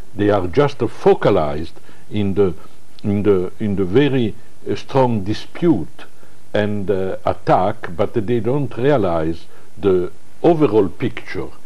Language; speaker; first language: English; non-native, fluent; Italian